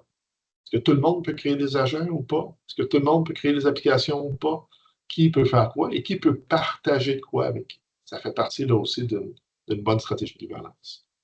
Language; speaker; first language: French; native; French